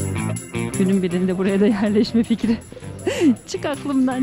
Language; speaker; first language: Turkish; native; Turkish